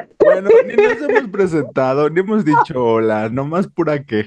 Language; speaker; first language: Spanish; native; Spanish